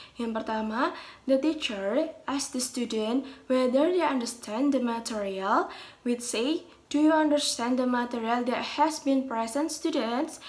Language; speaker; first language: English; non-native, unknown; Indonesian